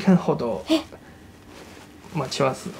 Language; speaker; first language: Japanese; non-native, fluent; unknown